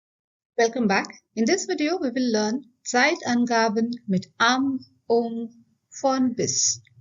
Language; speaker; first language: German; non-native, fluent; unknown